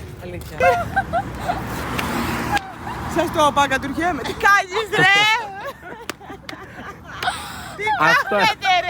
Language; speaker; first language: Greek; native; Greek